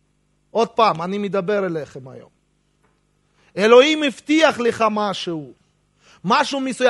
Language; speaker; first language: Hebrew; non-native, fluent; Russian